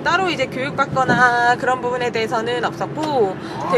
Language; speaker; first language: Korean; native; Korean